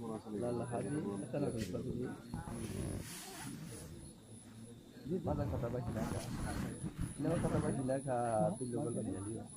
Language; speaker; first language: Arabic; non-native, fluent; Rohingya